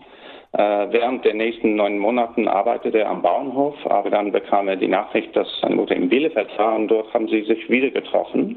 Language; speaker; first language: German; early bilingual, heritage; German